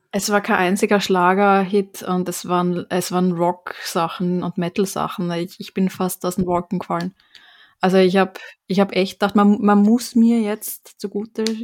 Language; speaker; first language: German; native; German